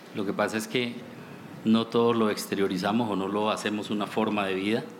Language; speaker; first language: Spanish; native; Spanish